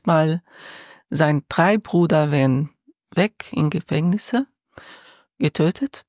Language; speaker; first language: German; non-native, learner; Arabic